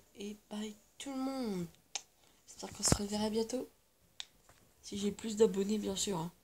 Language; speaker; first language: French; native; French